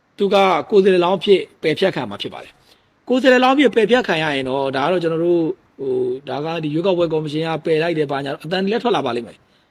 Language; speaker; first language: Burmese; native; Burmese